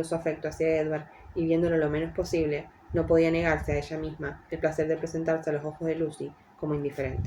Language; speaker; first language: Spanish; native; Spanish